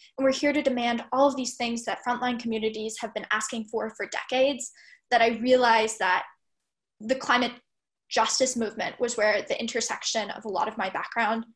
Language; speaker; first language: English; native; English